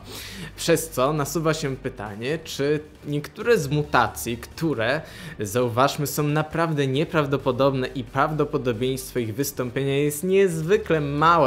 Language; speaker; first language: Polish; native; Polish